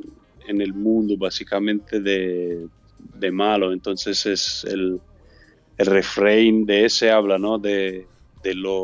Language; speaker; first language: Spanish; non-native, learner; Italian